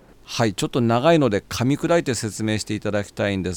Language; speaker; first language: Japanese; native; Japanese